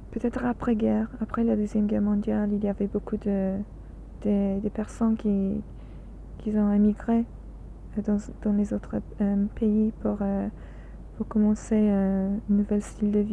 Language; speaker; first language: French; non-native, learner; English